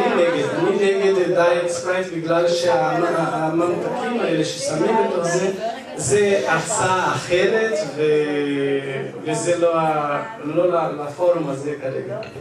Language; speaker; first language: Hebrew; non-native, fluent; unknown